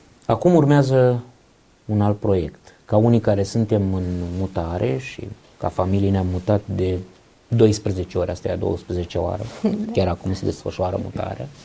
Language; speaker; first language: Romanian; native; Romanian